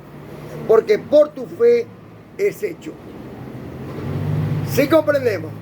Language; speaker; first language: Spanish; native; Spanish